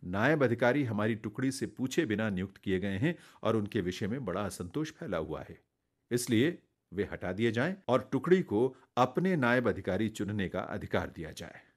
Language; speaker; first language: Hindi; native; Hindi